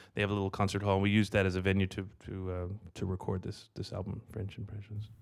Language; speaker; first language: English; native; English